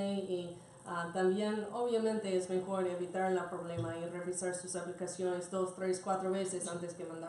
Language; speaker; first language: Spanish; non-native, fluent; English